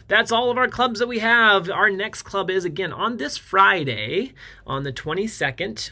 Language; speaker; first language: English; native; English